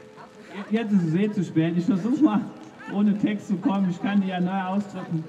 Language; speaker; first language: German; native; German